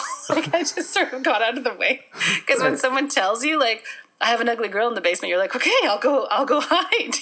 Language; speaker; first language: English; native; English